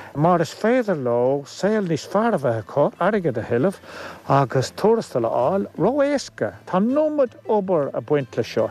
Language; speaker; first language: Irish; native; Irish